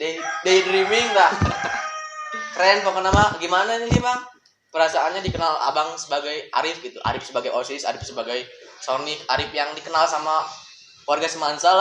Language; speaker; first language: Indonesian; non-native, local second language; Sundanese